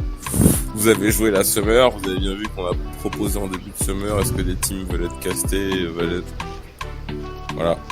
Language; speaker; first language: French; native; French